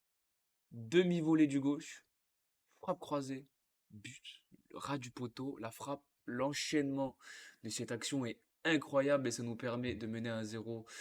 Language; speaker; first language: French; native; French